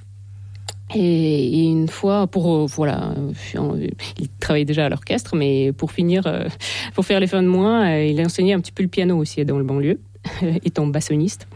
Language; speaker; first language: French; non-native, fluent; Ukrainian